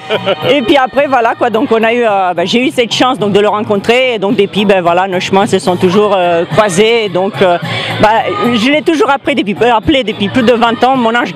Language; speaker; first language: French; native; French